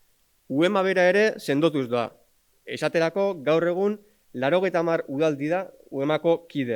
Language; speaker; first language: Basque; native; Basque